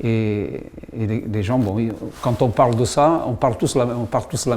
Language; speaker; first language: French; native; French